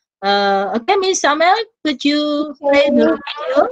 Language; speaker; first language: English; non-native, fluent; Indonesian